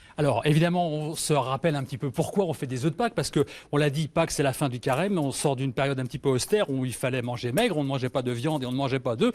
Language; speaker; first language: French; native; French